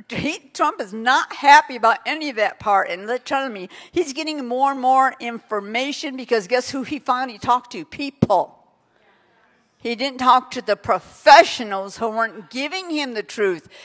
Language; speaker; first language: English; native; English